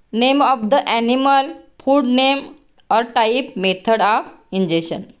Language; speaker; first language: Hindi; non-native, local second language; Marathi